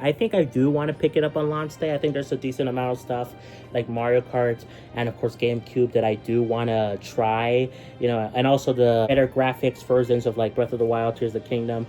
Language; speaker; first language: English; native; English